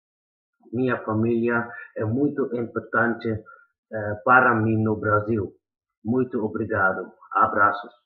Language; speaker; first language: Portuguese; non-native, learner; Dutch